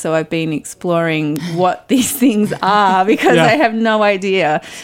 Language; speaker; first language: English; native; English